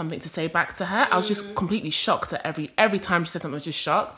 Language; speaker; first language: English; non-native, local second language; Kinyarwanda